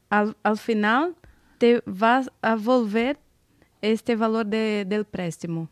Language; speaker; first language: Spanish; non-native, learner; Portuguese